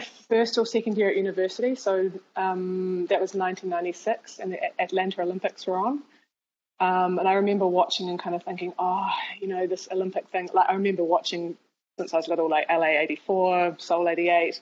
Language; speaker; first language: English; native; English